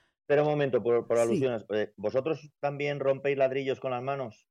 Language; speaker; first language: Spanish; native; Spanish